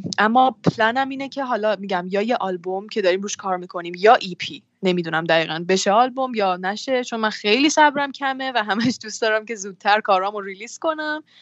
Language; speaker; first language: Persian; native; Persian